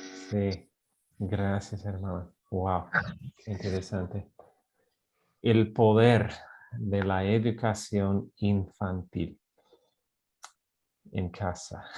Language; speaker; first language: Spanish; non-native, fluent; English